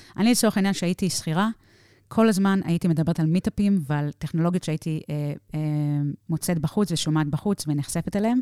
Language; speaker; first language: Hebrew; native; Hebrew